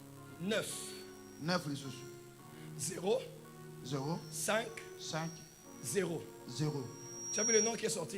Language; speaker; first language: French; non-native, local second language; Lingala